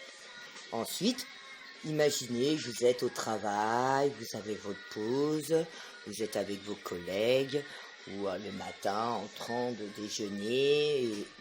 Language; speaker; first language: French; native; French